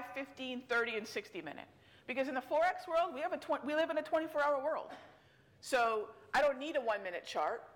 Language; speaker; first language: English; native; English